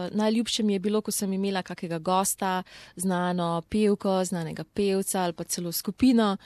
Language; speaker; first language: Slovenian; native; Slovenian